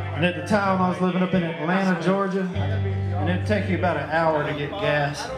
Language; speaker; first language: English; native; English